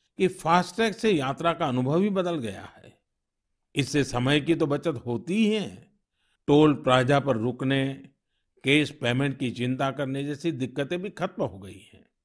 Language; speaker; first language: Hindi; non-native, local second language; Gujarati